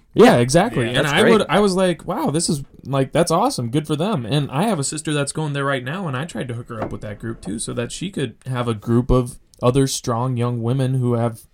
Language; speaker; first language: English; native; English